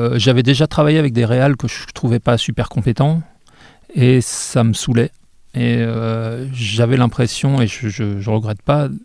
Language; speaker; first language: French; native; French